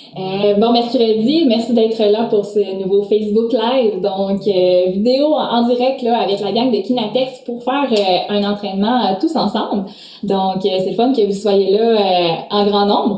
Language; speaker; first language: French; native; French